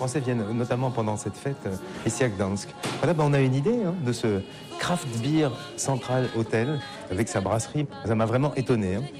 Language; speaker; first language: French; native; French